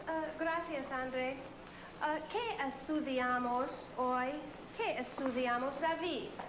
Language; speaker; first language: Spanish; non-native, learner; English